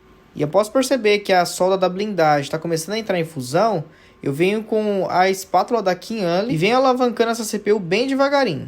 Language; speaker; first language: Portuguese; native; Portuguese